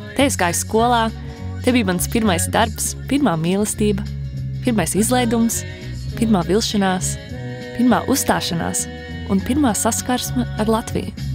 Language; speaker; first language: Latvian; early bilingual, heritage; Latvian